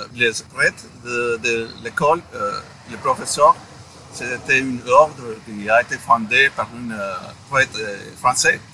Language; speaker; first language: French; non-native, fluent; Spanish